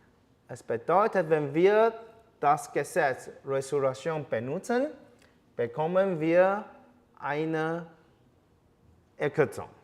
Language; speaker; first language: German; non-native, learner; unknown